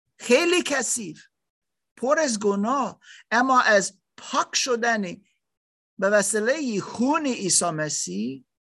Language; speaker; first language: Persian; non-native, learner; German